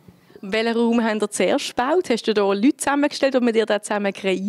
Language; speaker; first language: German; native; German